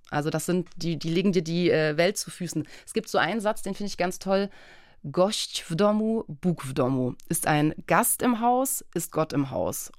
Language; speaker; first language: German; early bilingual, other home language; Polish